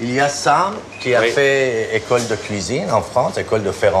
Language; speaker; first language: French; non-native, fluent; Persian